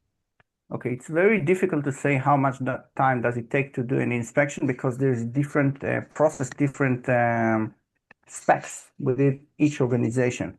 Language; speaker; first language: English; non-native, fluent; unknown